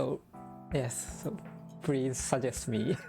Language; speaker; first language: English; non-native, learner; Japanese